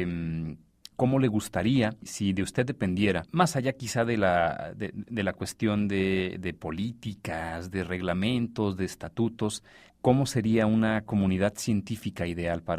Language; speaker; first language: Spanish; native; Spanish